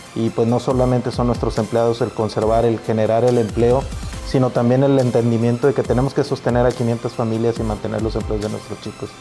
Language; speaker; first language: Spanish; native; Spanish